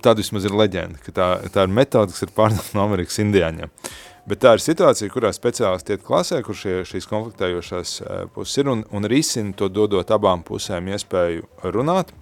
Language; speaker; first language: Latvian; native; Latvian